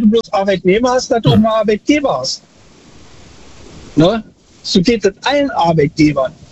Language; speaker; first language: German; native; German